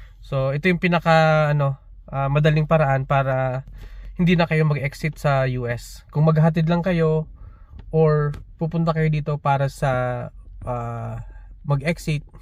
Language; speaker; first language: Filipino; non-native, local second language; Bikol